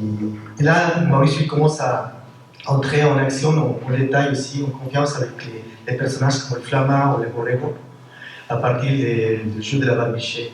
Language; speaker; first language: French; non-native, fluent; Spanish